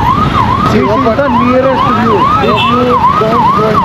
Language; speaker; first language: English; non-native, learner; Hindi